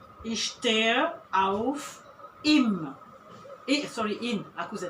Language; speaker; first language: German; non-native, fluent; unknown